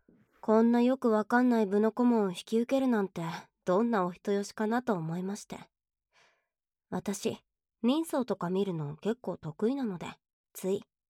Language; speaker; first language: Japanese; native; Japanese